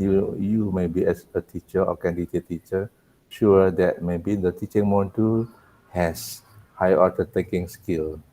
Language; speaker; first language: English; non-native, learner; Indonesian